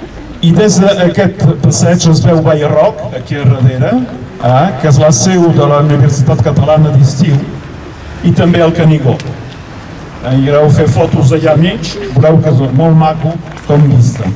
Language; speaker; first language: Catalan; non-native, local second language; French